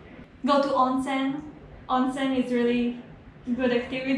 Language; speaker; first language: English; non-native, fluent; Hebrew